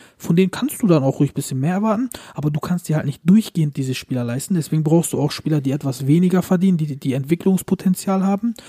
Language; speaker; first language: German; early bilingual, other home language; Turkish